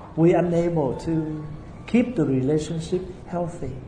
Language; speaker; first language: English; non-native, fluent; Vietnamese